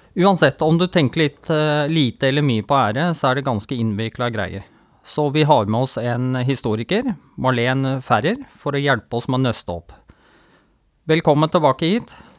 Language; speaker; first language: Norwegian; native; Norwegian